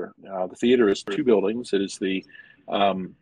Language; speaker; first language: English; native; English